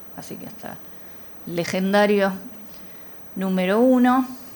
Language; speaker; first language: Spanish; native; Spanish